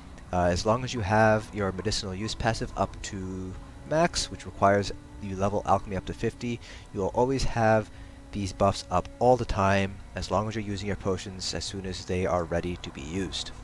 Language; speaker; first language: English; native; English